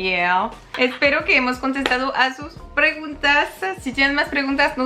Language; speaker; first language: Spanish; non-native, fluent; French